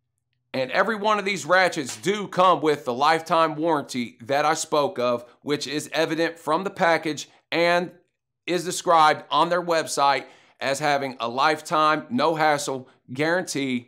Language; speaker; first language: English; native; English